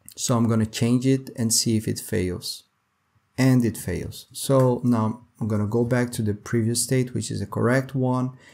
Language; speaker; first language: English; non-native, fluent; Portuguese